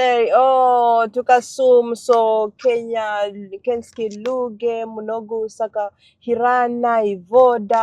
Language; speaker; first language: Macedonian; non-native, learner; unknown